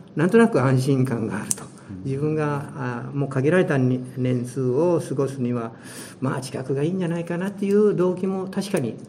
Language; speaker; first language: Japanese; native; Japanese